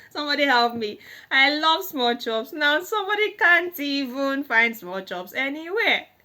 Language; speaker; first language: English; non-native, local second language; Igbo